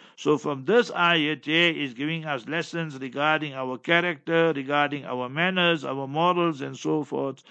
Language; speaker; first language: English; native; English